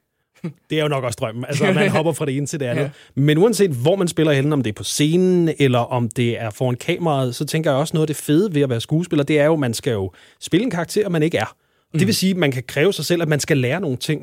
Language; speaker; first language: Danish; native; Danish